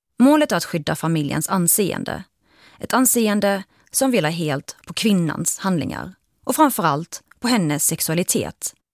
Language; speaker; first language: Swedish; early bilingual, other home language; Arabic